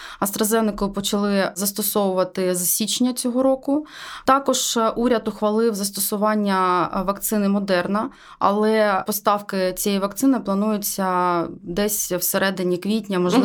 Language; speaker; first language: Ukrainian; native; Ukrainian